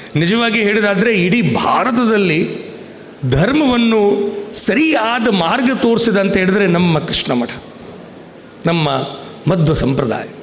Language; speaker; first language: Kannada; non-native, fluent; Hindi